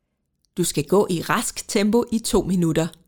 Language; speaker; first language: Danish; native; Danish